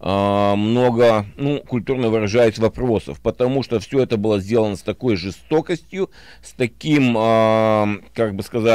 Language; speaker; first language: Russian; native; Russian